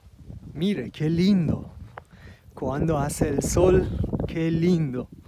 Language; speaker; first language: Spanish; non-native, learner; Persian